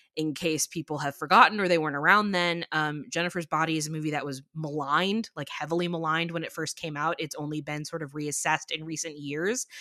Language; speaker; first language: English; native; English